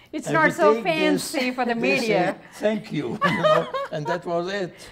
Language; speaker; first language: English; non-native, fluent; Hungarian